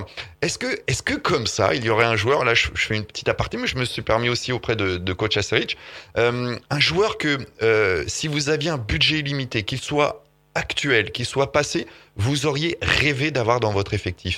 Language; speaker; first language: French; native; French